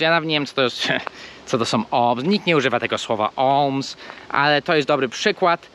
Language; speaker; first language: Polish; non-native, fluent; English